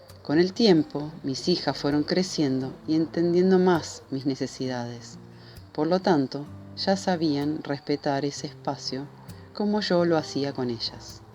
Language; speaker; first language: Spanish; native; Spanish